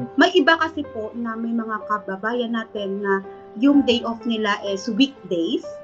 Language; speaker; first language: Filipino; native; Filipino